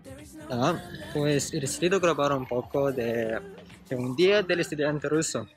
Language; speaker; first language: Spanish; non-native, fluent; Russian